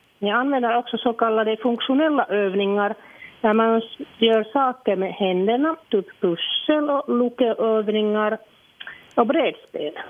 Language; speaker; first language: Swedish; non-native, local second language; Finnish